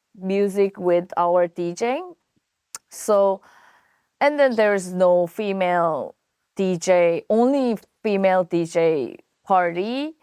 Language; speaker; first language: English; non-native, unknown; Korean